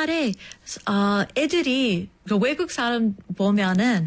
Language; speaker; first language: Korean; non-native, fluent; English